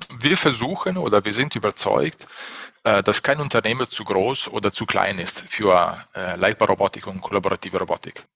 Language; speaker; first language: German; non-native, fluent; Italian